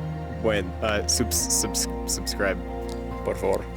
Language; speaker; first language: Spanish; non-native, learner; English